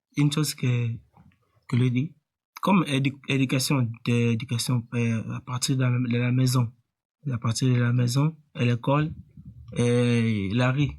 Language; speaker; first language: French; non-native, learner; Portuguese